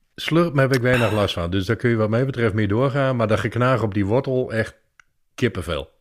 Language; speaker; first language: Dutch; native; Dutch